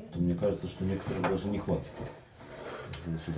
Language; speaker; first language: Russian; native; Russian